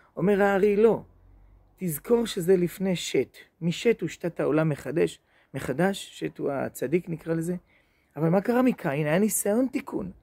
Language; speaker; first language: Hebrew; native; Hebrew